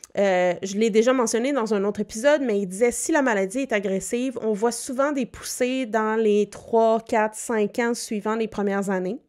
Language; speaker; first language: French; native; French